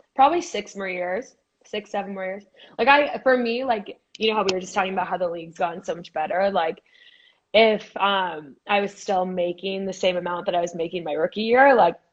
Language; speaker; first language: English; native; English